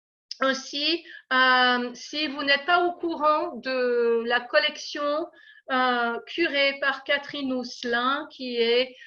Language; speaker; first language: French; non-native, fluent; English